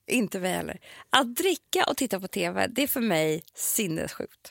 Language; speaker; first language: Swedish; native; Swedish